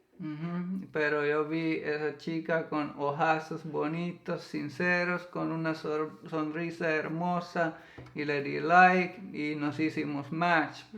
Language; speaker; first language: Spanish; non-native, fluent; Finnish